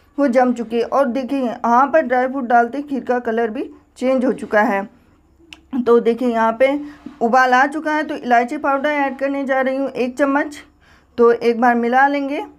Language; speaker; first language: Hindi; native; Hindi